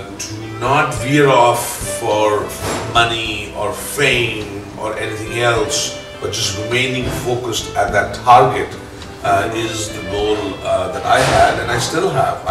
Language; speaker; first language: English; non-native, local second language; Punjabi